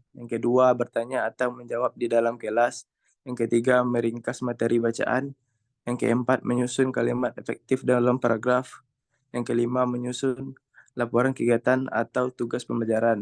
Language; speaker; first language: Indonesian; native; Indonesian